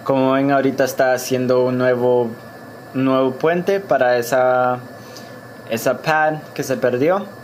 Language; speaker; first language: Spanish; early bilingual, heritage; Spanish